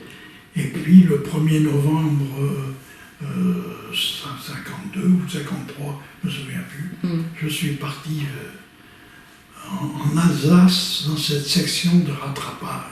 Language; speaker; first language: French; native; French